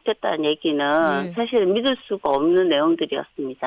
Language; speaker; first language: Korean; native; Korean